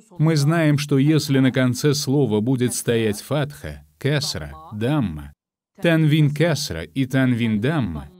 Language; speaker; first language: Russian; non-native, fluent; Azerbaijani